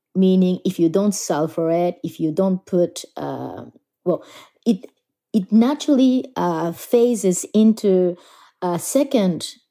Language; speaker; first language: English; non-native, fluent; Japanese